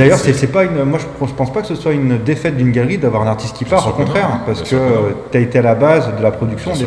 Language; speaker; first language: French; native; French